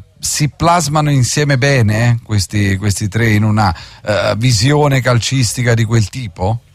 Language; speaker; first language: Italian; native; Italian